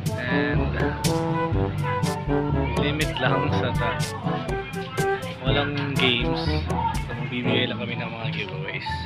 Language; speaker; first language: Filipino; non-native, local second language; Cebuano